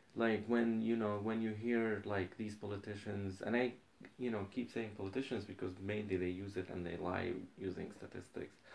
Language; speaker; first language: English; non-native, fluent; Arabic